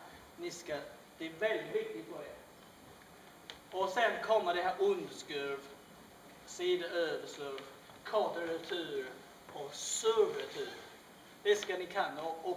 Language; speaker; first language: Swedish; non-native, learner; Chinese